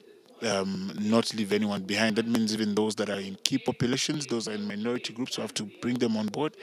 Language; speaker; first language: English; non-native, local second language; Bemba